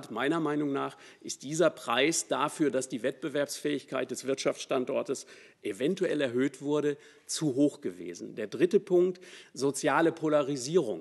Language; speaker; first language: German; native; German